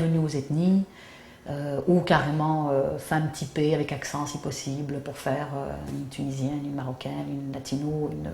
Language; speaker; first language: French; early bilingual, other home language; Arabic